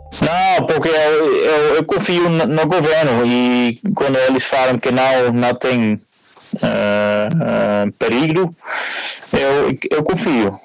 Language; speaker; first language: Portuguese; non-native, fluent; Dutch